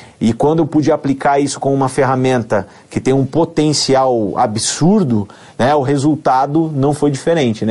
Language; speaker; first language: Portuguese; native; Portuguese